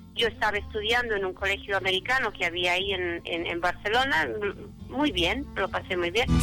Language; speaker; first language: Spanish; early bilingual, other home language; English